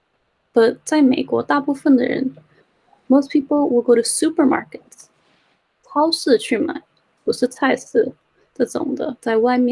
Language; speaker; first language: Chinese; early bilingual, heritage; Chinese